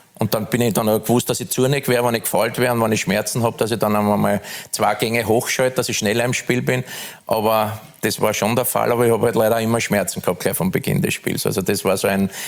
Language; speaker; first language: German; native; German